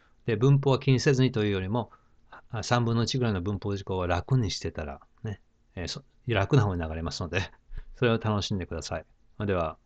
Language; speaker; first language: Japanese; native; Japanese